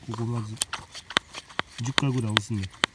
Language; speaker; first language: Japanese; native; Japanese